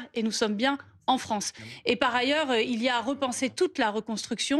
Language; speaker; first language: French; native; French